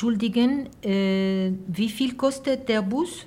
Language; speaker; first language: German; non-native, learner; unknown